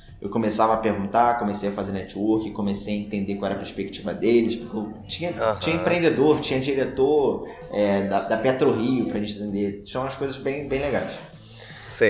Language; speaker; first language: Portuguese; native; Portuguese